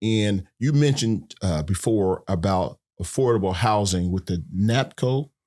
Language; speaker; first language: English; native; English